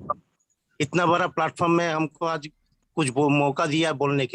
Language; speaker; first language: Hindi; non-native, local second language; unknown